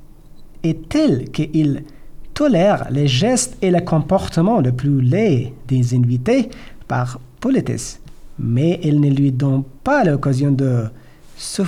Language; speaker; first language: French; non-native, learner; Persian